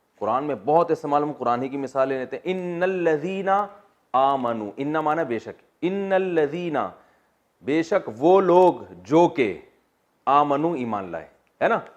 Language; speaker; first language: Urdu; native; Urdu